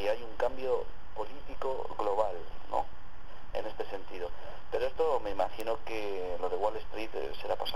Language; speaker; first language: Spanish; native; Spanish